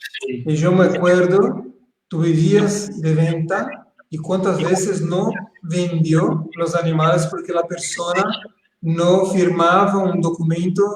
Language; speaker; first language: Spanish; non-native, fluent; Portuguese